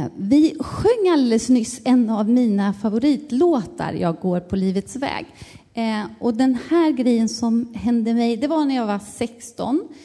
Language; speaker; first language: Swedish; native; Swedish